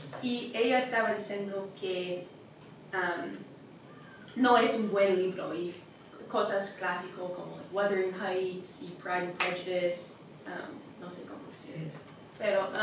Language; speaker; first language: Spanish; non-native, learner; English